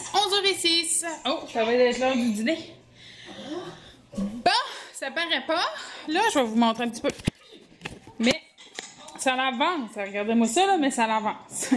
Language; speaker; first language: French; native; French